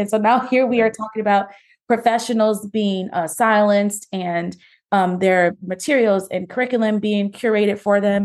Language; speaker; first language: English; native; English